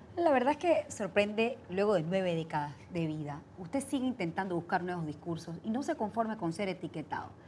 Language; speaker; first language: Spanish; native; Spanish